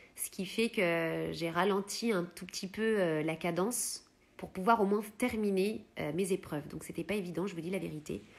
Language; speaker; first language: French; early bilingual, heritage; Italian